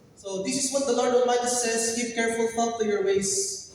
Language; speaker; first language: English; non-native, local second language; Filipino